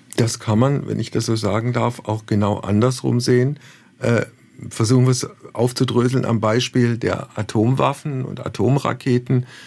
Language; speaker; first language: German; native; German